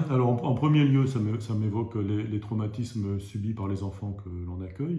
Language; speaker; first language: French; native; French